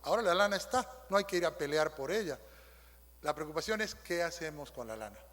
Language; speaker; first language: Spanish; native; Spanish